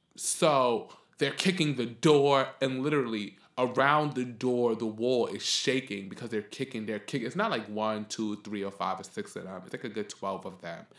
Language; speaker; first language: English; native; English